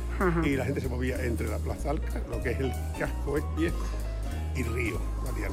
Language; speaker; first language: Spanish; native; Spanish